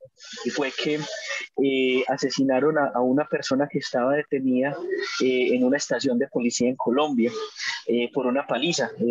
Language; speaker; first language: Spanish; native; Spanish